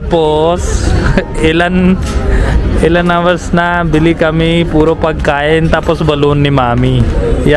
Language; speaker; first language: Filipino; non-native, learner; Hindi